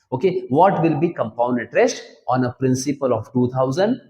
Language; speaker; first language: Hindi; non-native, local second language; Kannada